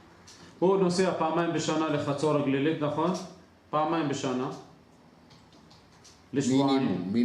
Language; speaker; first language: Hebrew; native; Hebrew